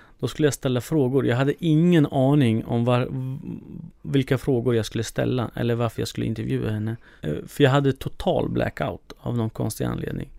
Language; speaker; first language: Swedish; early bilingual, other home language; Kurdish